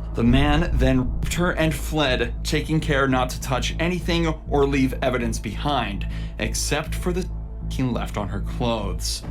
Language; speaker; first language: English; native; English